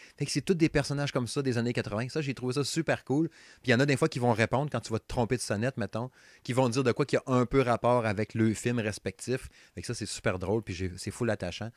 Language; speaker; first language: French; native; French